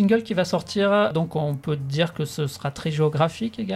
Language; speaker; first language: French; native; French